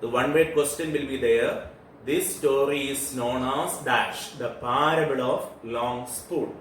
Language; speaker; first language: English; non-native, local second language; Malayalam